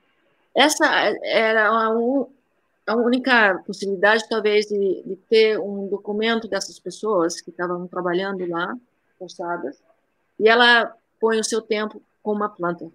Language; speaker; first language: Portuguese; early bilingual, heritage; Portuguese